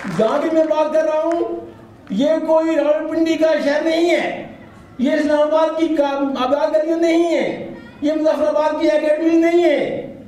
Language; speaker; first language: Urdu; non-native, local second language; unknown